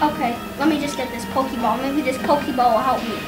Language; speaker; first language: English; native; English